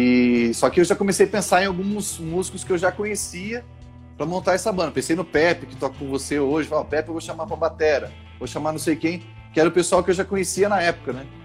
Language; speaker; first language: Portuguese; native; Portuguese